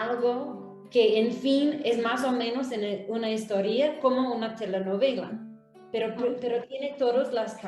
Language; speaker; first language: Spanish; non-native, fluent; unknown